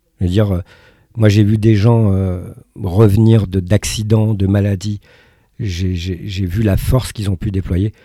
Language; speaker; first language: French; early bilingual, other home language; Arabic